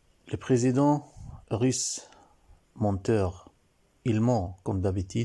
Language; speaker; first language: French; non-native, learner; Arabic